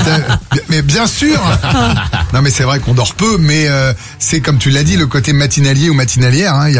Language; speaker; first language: French; native; French